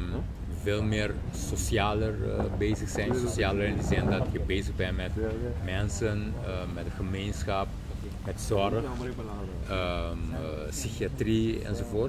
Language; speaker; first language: Dutch; non-native, local second language; Papiamento